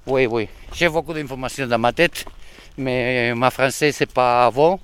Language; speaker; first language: French; non-native, learner; Spanish